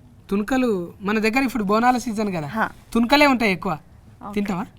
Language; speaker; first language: Telugu; native; Telugu